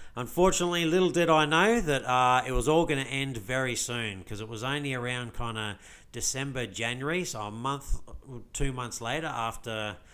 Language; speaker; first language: English; native; English